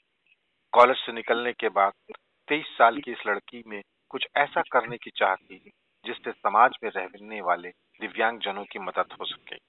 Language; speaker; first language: Hindi; native; Hindi